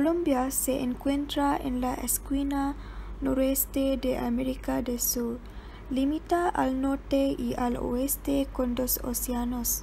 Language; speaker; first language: Spanish; non-native, learner; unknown